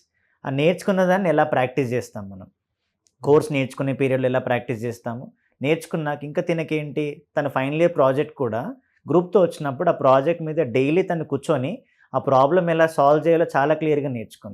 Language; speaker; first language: Telugu; native; Telugu